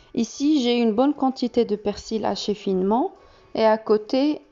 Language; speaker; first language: French; non-native, local second language; Arabic